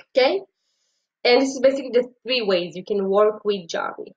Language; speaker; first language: English; non-native, fluent; Hebrew